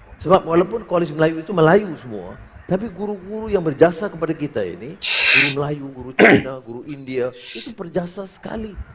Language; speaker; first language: Malay; native; Malay